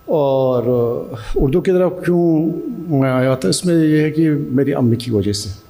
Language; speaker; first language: Urdu; non-native, fluent; Turkish